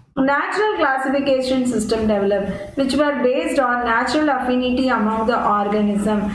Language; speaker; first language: English; non-native, local second language; Tamil